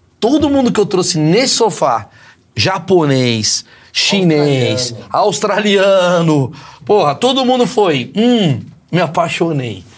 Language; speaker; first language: Portuguese; native; Portuguese